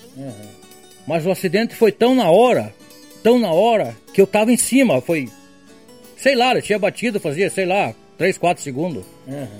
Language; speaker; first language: Portuguese; native; Portuguese